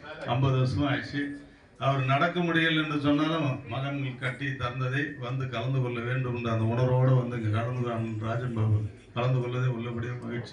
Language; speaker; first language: Tamil; native; Tamil